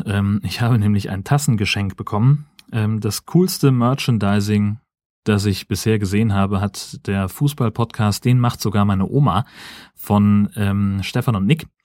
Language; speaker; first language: German; native; German